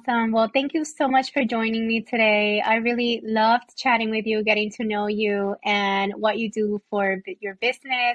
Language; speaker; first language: English; non-native, fluent; Spanish